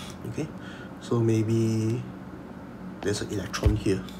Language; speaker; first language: English; non-native, local second language; Chinese